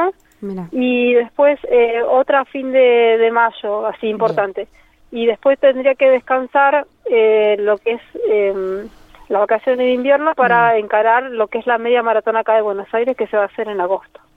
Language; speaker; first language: Spanish; native; Spanish